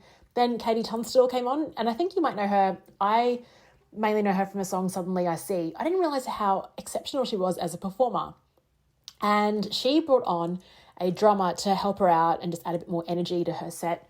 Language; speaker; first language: English; native; English